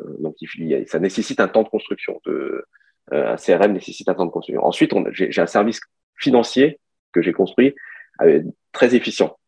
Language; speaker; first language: French; early bilingual, other home language; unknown